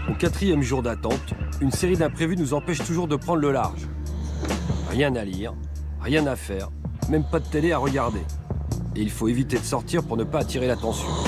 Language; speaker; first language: French; native; French